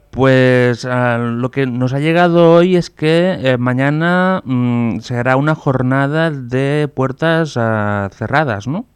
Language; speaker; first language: Spanish; non-native, local second language; Catalan